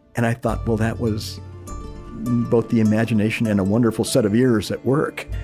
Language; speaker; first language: English; early bilingual, other home language; Spanish